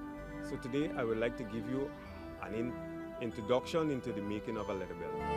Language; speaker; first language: English; native; English